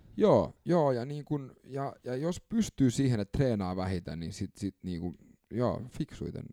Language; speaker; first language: Finnish; early bilingual, other home language; English